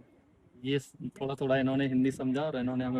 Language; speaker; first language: Hindi; native; Hindi